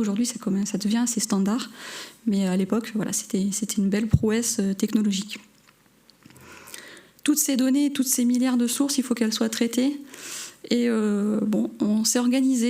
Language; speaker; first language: French; native; French